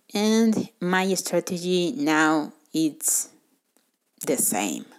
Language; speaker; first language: English; non-native, fluent; Spanish